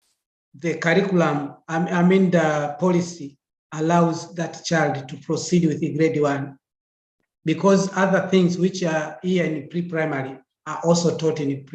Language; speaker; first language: English; non-native, local second language; Swahili